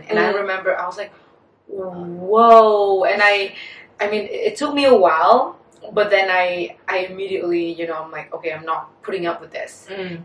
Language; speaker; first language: English; non-native, fluent; Vietnamese